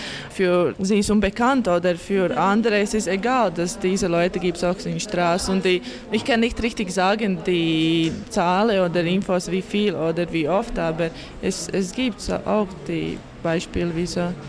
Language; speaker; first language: German; non-native, learner; Latvian